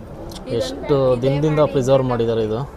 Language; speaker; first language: Kannada; native; Kannada